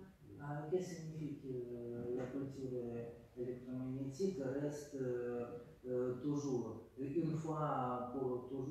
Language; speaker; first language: French; non-native, fluent; Russian